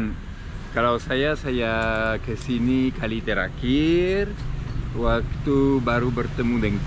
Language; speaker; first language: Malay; non-native, fluent; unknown